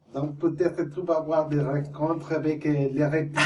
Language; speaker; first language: French; non-native, fluent; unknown